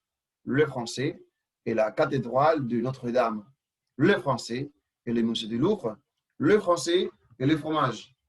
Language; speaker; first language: French; non-native, fluent; Spanish